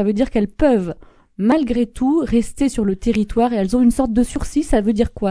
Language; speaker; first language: French; native; French